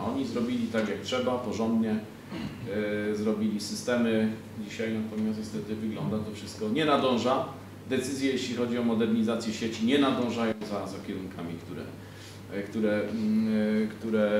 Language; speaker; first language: Polish; native; Polish